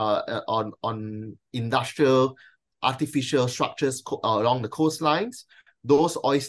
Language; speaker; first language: English; non-native, local second language; Chinese